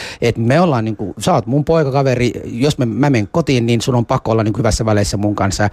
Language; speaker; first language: Finnish; early bilingual, other home language; Somali